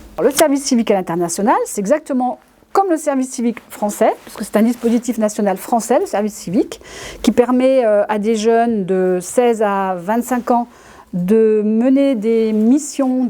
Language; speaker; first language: French; native; French